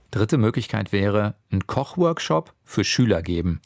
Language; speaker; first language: German; native; German